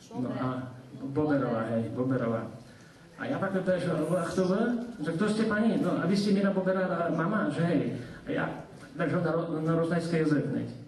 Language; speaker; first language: Slovak; non-native, local second language; Rusyn